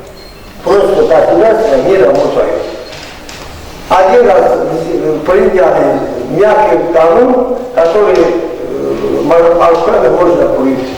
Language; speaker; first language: Russian; non-native, fluent; Azerbaijani